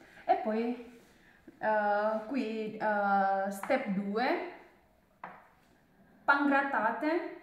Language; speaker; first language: Italian; non-native, learner; Indonesian